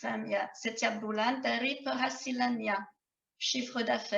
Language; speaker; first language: Indonesian; non-native, fluent; French